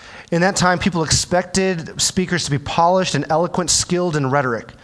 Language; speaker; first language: English; early bilingual, other home language; Chinese